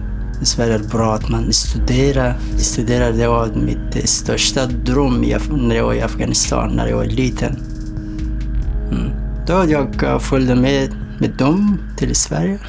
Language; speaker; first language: Swedish; non-native, learner; Persian